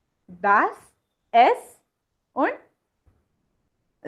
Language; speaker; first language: German; non-native, fluent; Hindi